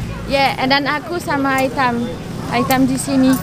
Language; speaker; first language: Indonesian; non-native, learner; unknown